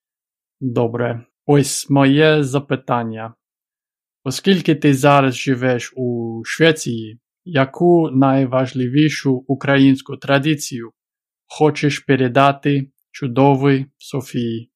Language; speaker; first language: Ukrainian; non-native, fluent; English